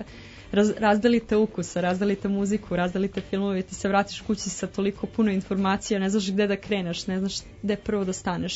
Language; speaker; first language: Serbian; native; Serbian